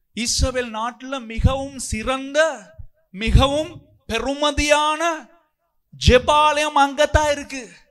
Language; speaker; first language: Tamil; non-native, local second language; Sinhala